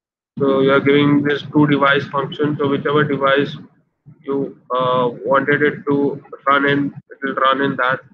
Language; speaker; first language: English; non-native, local second language; Hindi